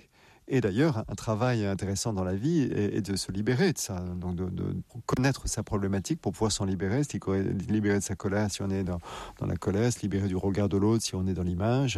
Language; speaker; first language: French; native; French